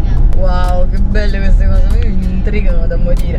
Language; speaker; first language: Italian; native; Italian